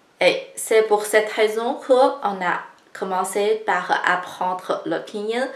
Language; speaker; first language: French; non-native, fluent; Chinese